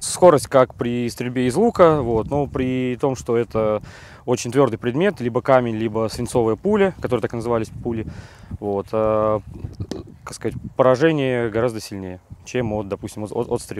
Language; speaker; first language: Russian; native; Russian